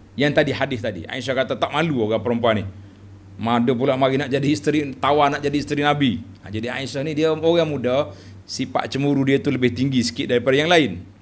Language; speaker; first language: Malay; native; Malay